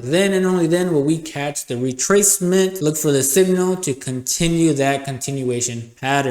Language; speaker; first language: English; native; English